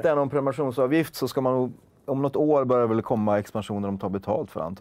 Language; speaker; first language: Swedish; native; Swedish